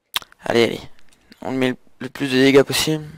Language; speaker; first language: French; native; French